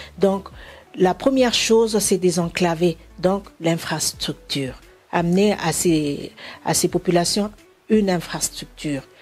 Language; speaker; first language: French; non-native, local second language; Bemba